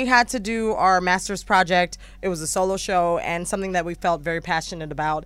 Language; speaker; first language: English; native; English